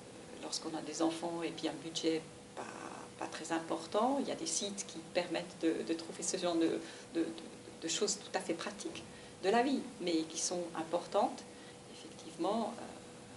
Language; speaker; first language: French; native; French